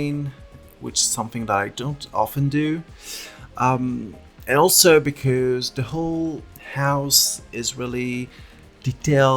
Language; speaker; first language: English; non-native, fluent; French